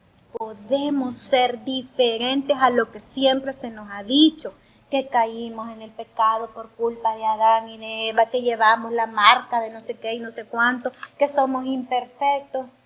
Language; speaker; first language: Spanish; native; Spanish